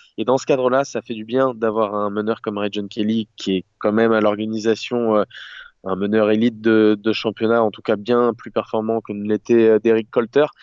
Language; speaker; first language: French; native; French